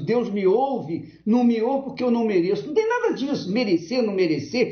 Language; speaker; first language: Portuguese; native; Portuguese